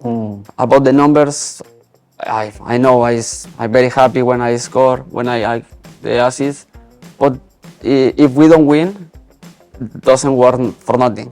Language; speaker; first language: English; non-native, learner; Spanish